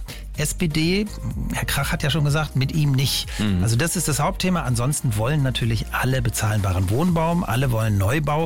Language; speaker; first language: German; native; German